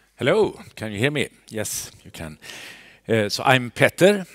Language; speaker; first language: English; non-native, fluent; Swedish